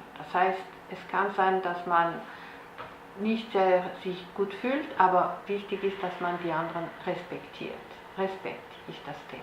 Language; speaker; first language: German; non-native, local second language; French